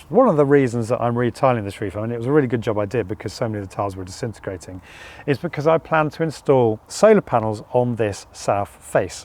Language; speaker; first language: English; native; English